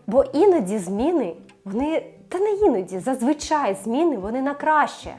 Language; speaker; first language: Ukrainian; non-native, local second language; Russian